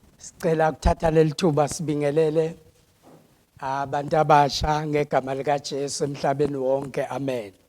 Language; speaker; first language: Zulu; non-native, local second language; South Ndebele